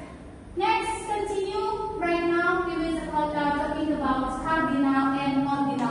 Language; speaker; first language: English; non-native, fluent; Indonesian